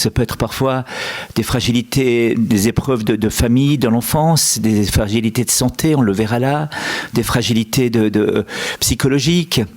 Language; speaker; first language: French; native; French